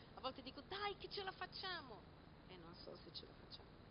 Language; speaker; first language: Italian; non-native, fluent; Portuguese